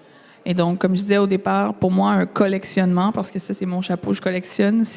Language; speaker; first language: French; native; French